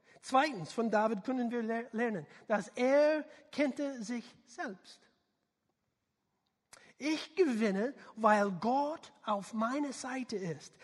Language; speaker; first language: German; non-native, learner; English